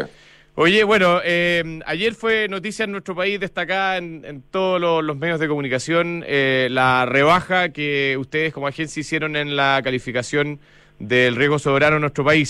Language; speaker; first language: Spanish; native; Spanish